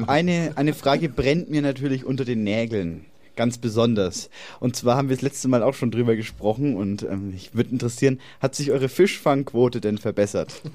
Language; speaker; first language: German; native; German